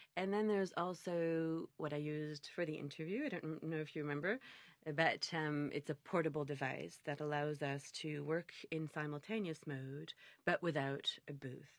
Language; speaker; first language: English; native; English